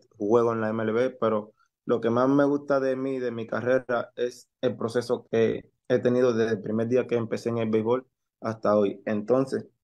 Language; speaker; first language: Spanish; native; Spanish